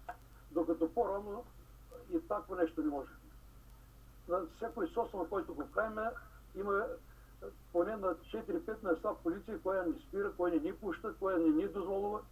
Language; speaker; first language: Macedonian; early bilingual, heritage; Macedonian